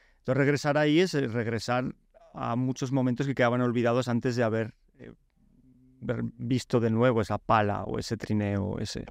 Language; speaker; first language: Spanish; early bilingual, other home language; Polish